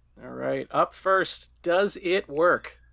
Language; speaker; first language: English; native; English